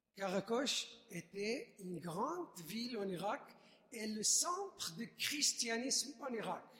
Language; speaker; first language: French; non-native, fluent; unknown